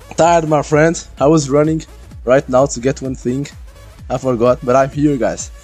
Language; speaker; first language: English; non-native, learner; Portuguese